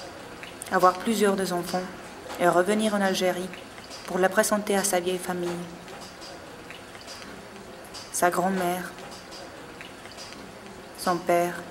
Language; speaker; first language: French; non-native, fluent; Spanish